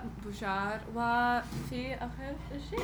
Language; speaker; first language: Arabic; non-native, learner; English